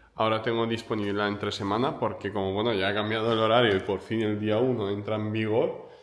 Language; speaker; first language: Spanish; non-native, fluent; Ukrainian